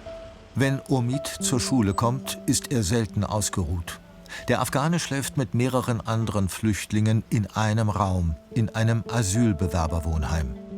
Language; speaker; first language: German; native; German